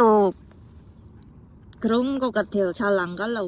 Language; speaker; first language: Korean; non-native, learner; Khmer